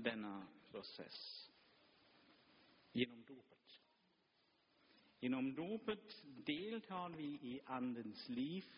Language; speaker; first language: Swedish; non-native, fluent; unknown